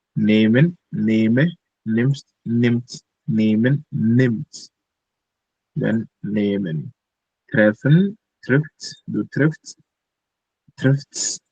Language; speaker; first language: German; non-native, learner; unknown